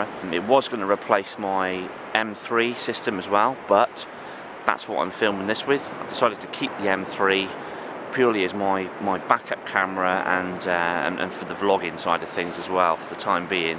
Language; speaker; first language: English; native; English